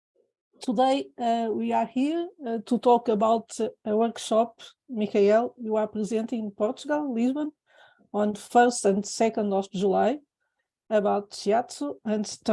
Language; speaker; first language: English; non-native, fluent; Portuguese